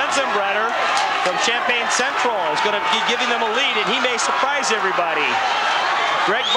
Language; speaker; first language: English; native; English